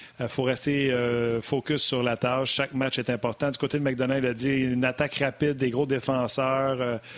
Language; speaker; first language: French; native; French